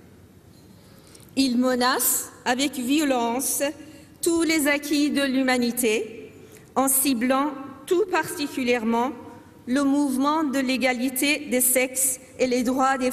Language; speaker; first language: French; non-native, fluent; Persian